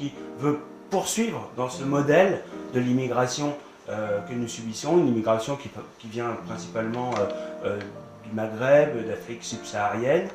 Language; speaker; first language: French; native; French